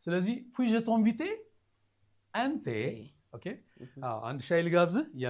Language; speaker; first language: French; non-native, fluent; Amharic